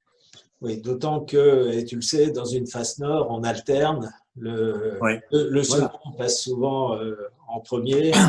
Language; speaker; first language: French; native; French